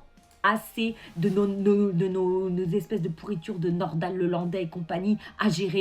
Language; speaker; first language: French; native; French